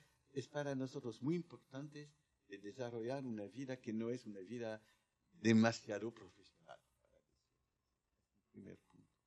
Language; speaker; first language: Spanish; non-native, learner; French